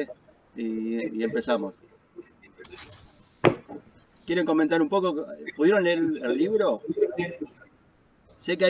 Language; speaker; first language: Spanish; native; Spanish